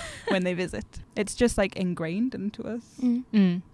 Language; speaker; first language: English; native; English